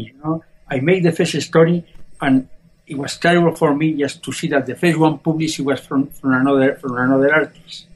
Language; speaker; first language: English; non-native, fluent; Spanish